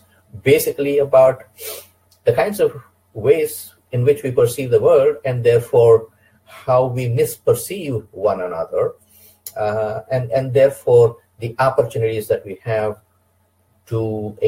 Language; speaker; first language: English; non-native, local second language; Kannada